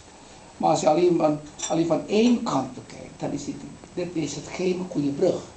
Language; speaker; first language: Dutch; non-native, fluent; Indonesian